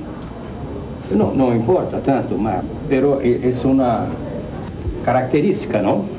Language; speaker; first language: Spanish; non-native, fluent; Portuguese